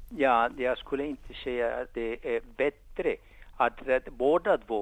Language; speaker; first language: Swedish; non-native, fluent; Spanish